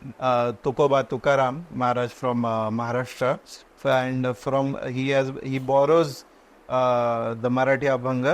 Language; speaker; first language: English; non-native, local second language; Konkani